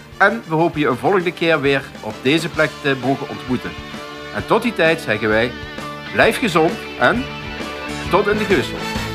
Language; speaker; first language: Dutch; native; Dutch